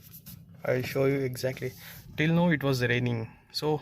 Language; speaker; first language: English; non-native, local second language; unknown